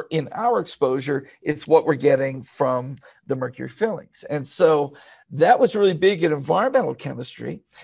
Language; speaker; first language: English; native; English